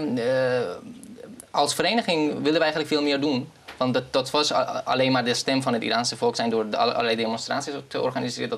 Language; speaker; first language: Dutch; non-native, fluent; Persian